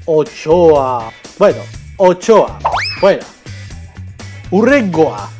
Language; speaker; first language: Basque; non-native, local second language; Spanish